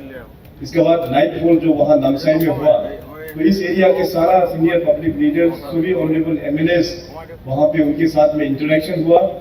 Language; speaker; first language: Hindi; non-native, local second language; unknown